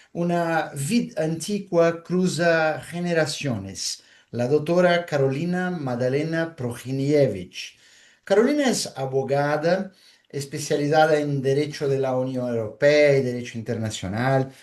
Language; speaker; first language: Spanish; non-native, fluent; Portuguese